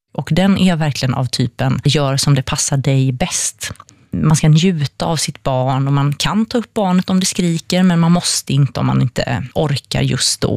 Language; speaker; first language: Swedish; native; Swedish